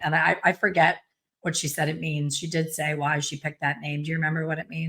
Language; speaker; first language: English; native; English